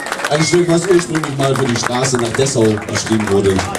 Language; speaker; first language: German; native; German